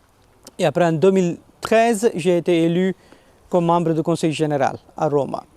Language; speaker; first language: French; non-native, fluent; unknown